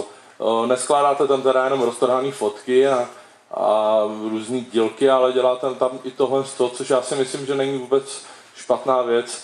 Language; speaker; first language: Czech; native; Czech